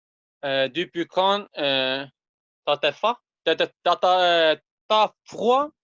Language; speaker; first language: French; non-native, learner; Kurdish